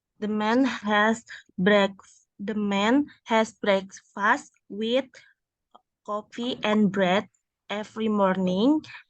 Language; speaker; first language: English; non-native, learner; Indonesian